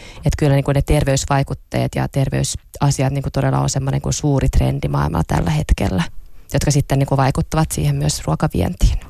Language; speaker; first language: Finnish; non-native, local second language; Swedish